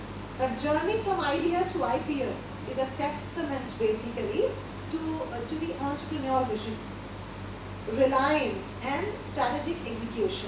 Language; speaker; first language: English; non-native, local second language; Hindi